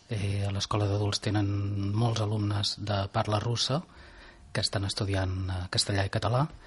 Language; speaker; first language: Catalan; native; Catalan